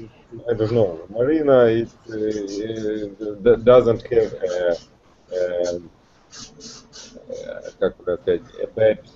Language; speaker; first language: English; non-native, learner; Russian